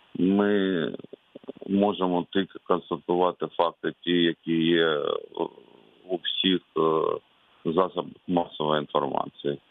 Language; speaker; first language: Ukrainian; non-native, local second language; Russian